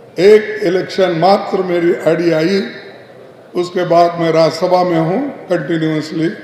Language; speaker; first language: Hindi; non-native, local second language; Kannada